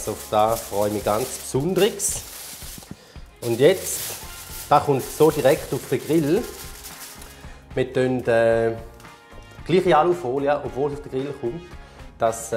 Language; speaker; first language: German; native; German